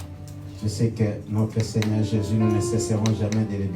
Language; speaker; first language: French; non-native, local second language; Lingala